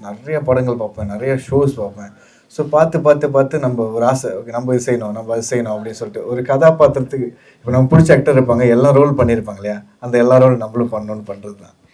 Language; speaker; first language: Tamil; native; Tamil